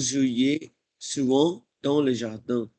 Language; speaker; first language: French; non-native, learner; Hindi